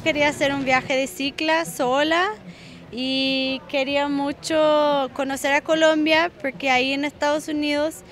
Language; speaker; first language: Spanish; non-native, fluent; English